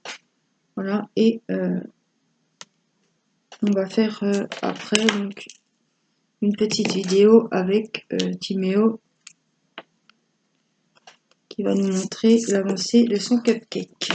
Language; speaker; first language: French; native; French